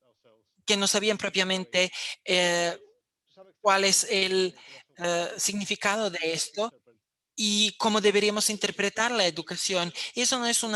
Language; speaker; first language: Spanish; non-native, fluent; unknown